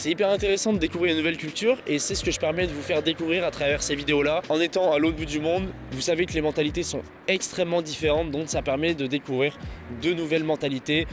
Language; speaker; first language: French; native; French